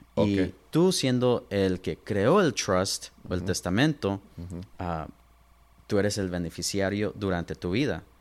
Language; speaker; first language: Spanish; early bilingual, heritage; Spanish